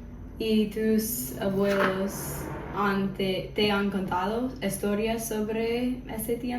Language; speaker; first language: Spanish; non-native, fluent; English